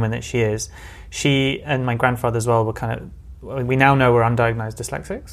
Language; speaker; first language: English; native; English